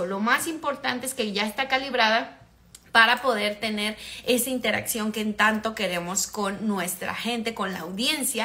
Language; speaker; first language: Spanish; native; Spanish